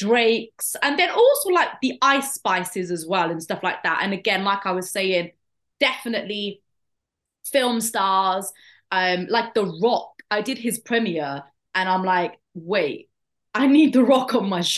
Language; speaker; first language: English; native; English